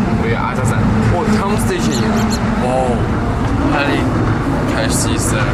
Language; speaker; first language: Korean; non-native, learner; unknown